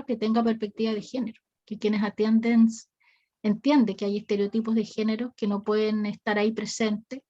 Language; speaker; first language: Spanish; native; Spanish